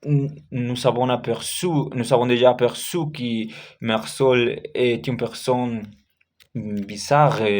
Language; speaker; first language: French; non-native, learner; Spanish